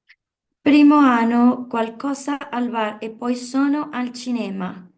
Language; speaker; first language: Italian; non-native, learner; Spanish